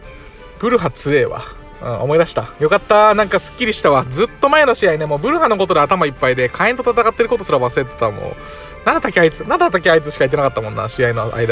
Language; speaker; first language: Japanese; native; Japanese